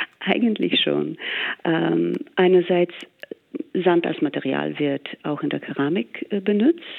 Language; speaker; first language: German; non-native, fluent; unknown